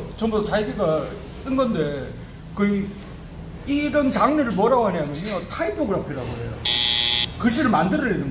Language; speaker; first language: Korean; native; Korean